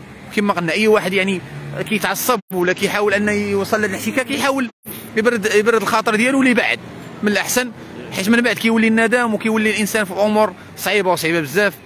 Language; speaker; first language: Arabic; native; Arabic